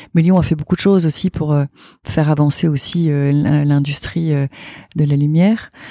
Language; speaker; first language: French; native; French